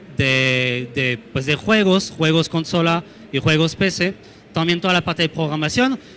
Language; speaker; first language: Spanish; non-native, fluent; French